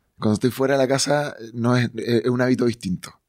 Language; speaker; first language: Spanish; native; Spanish